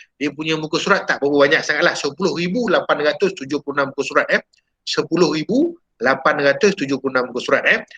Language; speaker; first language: Malay; native; Malay